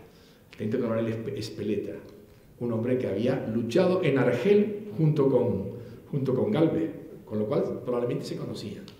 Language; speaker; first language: Spanish; native; Spanish